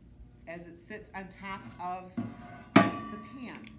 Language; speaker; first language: English; native; English